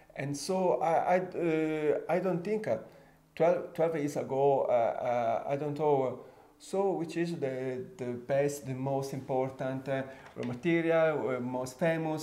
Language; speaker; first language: English; non-native, fluent; Italian